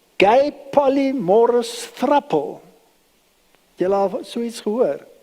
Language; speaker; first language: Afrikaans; early bilingual, other home language; German